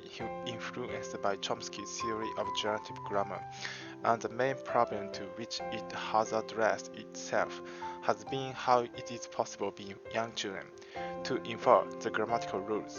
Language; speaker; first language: English; non-native, fluent; Japanese